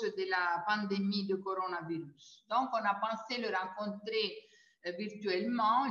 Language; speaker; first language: French; non-native, fluent; Italian